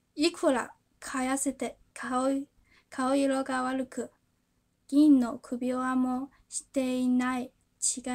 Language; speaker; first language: Japanese; non-native, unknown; Chinese